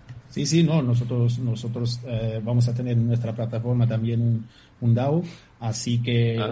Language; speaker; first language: Spanish; non-native, fluent; German